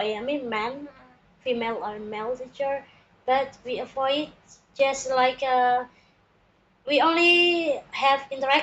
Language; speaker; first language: English; non-native, learner; Indonesian